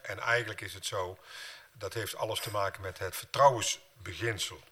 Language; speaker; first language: Dutch; native; Dutch